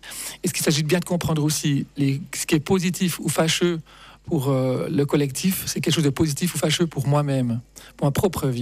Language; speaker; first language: French; native; French